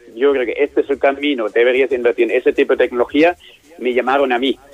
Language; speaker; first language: Spanish; non-native, fluent; German